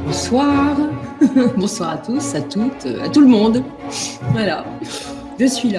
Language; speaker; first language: French; native; French